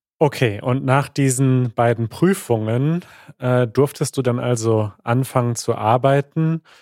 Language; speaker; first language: German; native; German